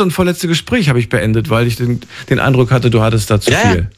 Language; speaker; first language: German; native; German